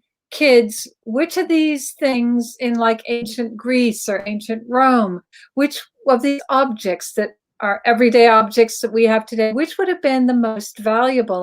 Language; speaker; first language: English; native; English